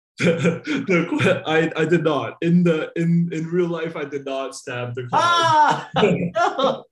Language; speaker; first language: English; non-native, local second language; Cantonese